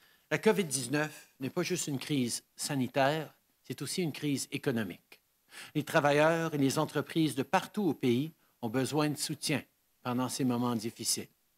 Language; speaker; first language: French; early bilingual, heritage; French